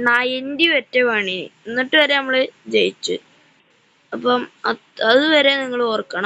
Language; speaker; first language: Malayalam; native; Malayalam